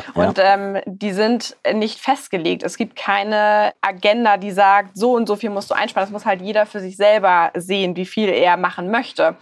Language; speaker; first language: German; native; German